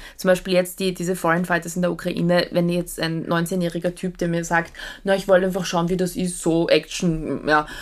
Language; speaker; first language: German; early bilingual, other home language; Polish